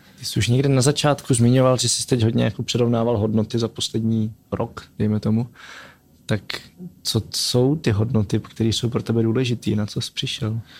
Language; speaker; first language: Czech; native; Czech